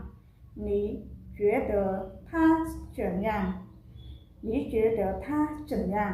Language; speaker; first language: Chinese; non-native, fluent; Khmer